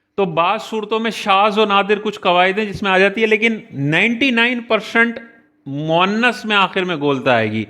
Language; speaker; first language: Urdu; native; Urdu